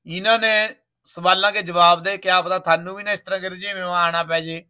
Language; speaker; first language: Hindi; non-native, local second language; Punjabi